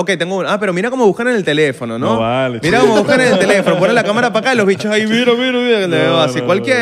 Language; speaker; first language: Spanish; native; Spanish